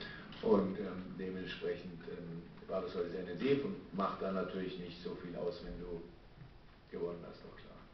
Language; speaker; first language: German; native; German